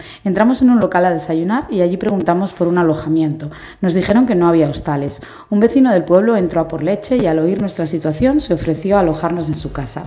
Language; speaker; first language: Spanish; native; Spanish